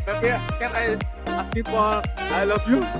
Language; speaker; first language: English; non-native, learner; Indonesian